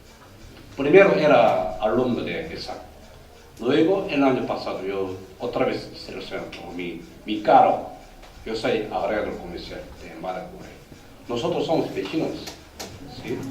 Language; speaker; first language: Spanish; non-native, learner; Korean